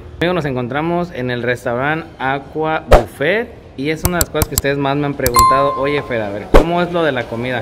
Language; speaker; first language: Spanish; native; Spanish